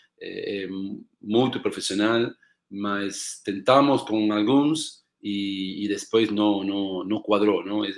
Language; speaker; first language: Portuguese; non-native, learner; Spanish